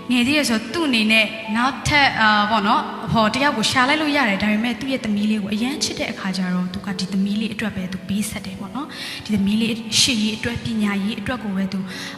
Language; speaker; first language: Burmese; native; Burmese